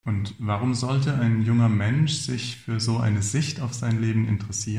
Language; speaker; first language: German; native; German